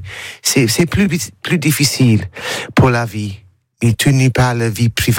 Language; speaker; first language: French; non-native, learner; English